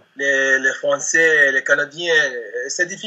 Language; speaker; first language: French; non-native, learner; Spanish